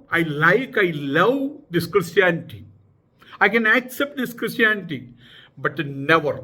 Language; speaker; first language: English; non-native, local second language; Malayalam